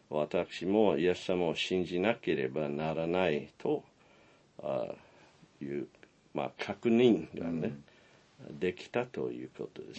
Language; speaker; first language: Japanese; non-native, fluent; English